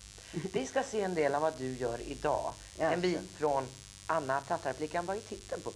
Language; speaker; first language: Swedish; native; Swedish